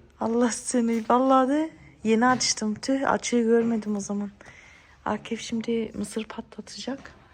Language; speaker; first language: Turkish; early bilingual, heritage; Turkish